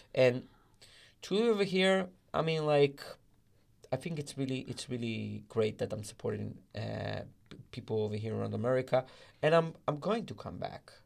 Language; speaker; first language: English; non-native, learner; Hebrew